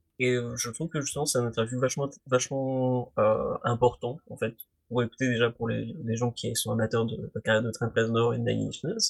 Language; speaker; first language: French; native; French